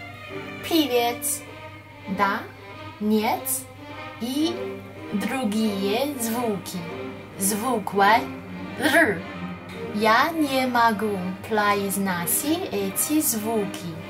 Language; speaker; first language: Russian; non-native, learner; Chinese